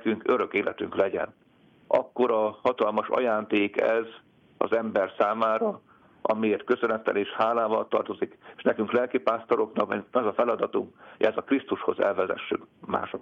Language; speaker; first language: Hungarian; native; Hungarian